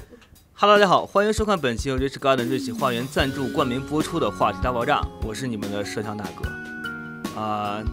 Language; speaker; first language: Chinese; native; Chinese